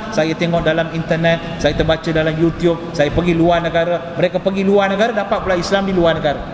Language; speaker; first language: Malay; non-native, local second language; Tamil